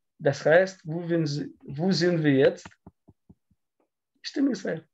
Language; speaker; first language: German; non-native, learner; Russian